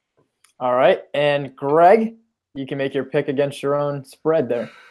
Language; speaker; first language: English; native; English